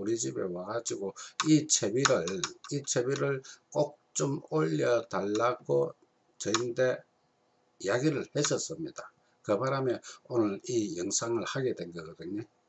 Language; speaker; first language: Korean; native; Korean